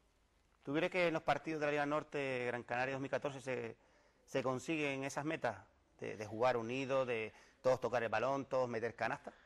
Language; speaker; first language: Spanish; native; Spanish